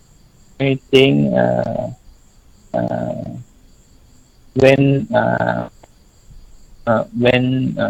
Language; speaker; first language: English; non-native, learner; Thai